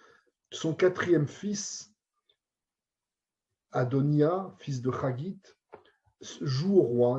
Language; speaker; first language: French; native; French